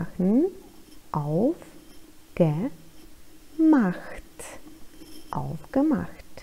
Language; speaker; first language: German; non-native, fluent; Polish